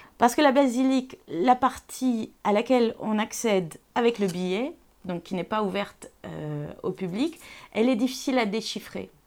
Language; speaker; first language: French; non-native, local second language; Arabic